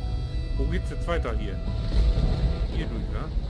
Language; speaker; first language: German; native; German